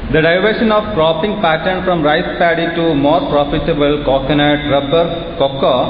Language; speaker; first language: English; non-native, local second language; Malayalam